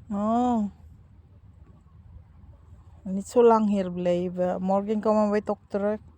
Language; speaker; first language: Dutch; non-native, learner; Filipino